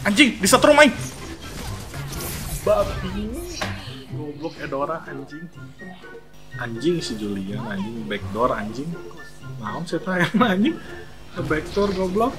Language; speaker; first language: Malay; non-native, local second language; Sundanese